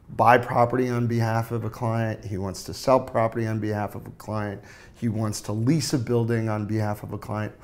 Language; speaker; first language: English; native; English